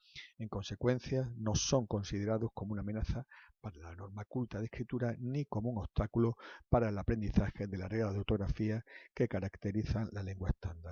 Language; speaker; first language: Spanish; native; Spanish